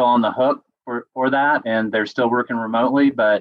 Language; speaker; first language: English; native; English